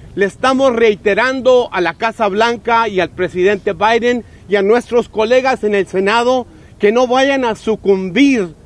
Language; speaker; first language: Spanish; early bilingual, heritage; Spanish